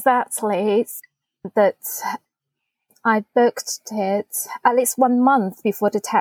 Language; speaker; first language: English; non-native, fluent; Chinese